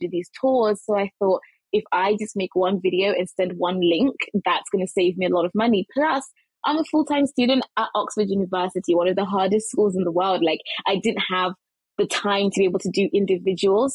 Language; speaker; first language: English; early bilingual, other home language; Shona